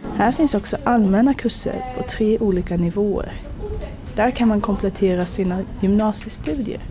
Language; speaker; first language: Swedish; native; Swedish